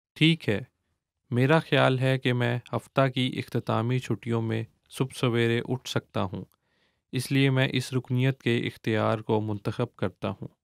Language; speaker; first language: Urdu; native; Urdu